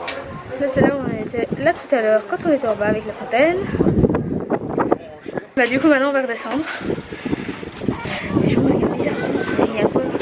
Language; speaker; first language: French; native; French